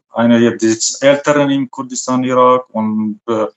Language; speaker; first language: German; non-native, fluent; Arabic